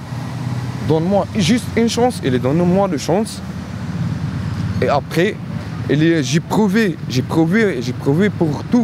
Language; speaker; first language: French; non-native, learner; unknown